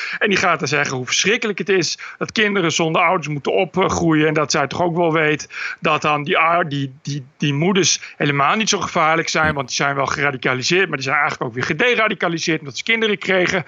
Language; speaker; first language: Dutch; native; Dutch